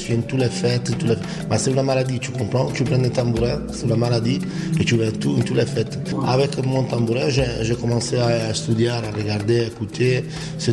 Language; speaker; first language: French; non-native, learner; Italian